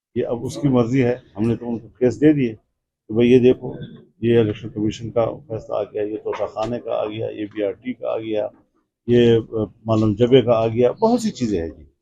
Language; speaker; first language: Urdu; non-native, local second language; Pashto